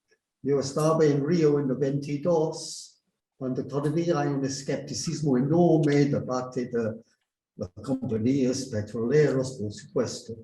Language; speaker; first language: Spanish; non-native, fluent; English